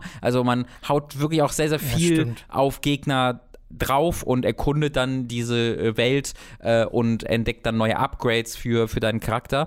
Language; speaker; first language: German; native; German